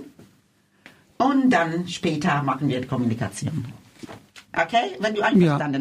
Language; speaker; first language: German; non-native, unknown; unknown